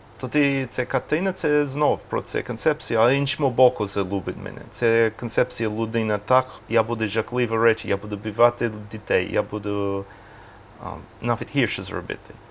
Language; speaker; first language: Ukrainian; non-native, learner; English